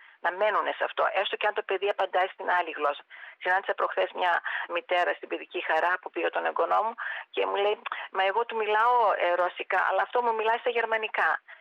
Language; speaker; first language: Greek; native; Greek